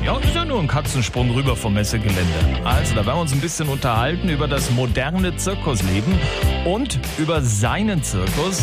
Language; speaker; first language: German; native; German